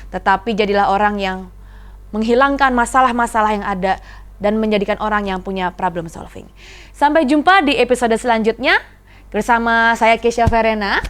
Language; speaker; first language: Indonesian; native; Indonesian